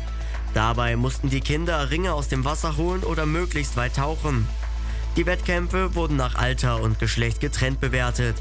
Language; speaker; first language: German; native; German